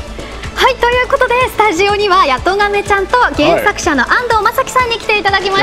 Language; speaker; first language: Japanese; native; Japanese